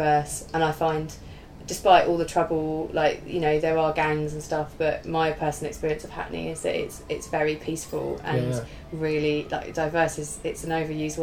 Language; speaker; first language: English; native; English